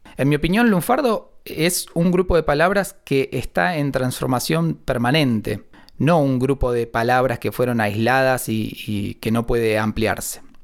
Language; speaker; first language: Spanish; native; Spanish